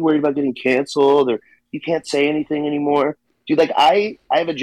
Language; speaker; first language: English; native; English